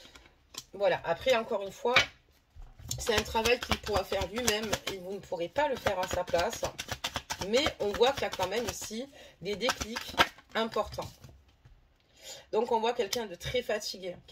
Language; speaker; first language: French; native; French